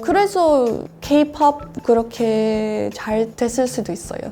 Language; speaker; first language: Korean; non-native, fluent; English